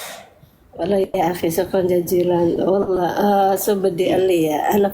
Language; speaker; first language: Arabic; non-native, learner; Indonesian